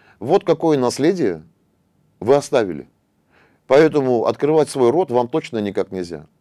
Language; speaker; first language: Russian; non-native, local second language; Armenian